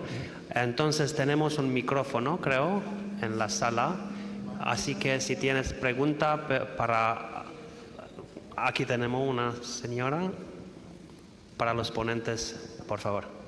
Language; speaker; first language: Spanish; non-native, fluent; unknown